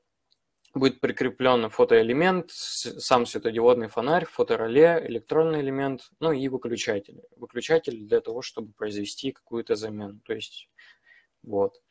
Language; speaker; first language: Russian; native; Russian